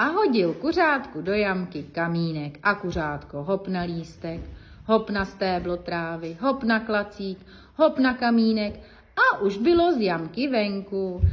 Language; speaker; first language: Czech; native; Czech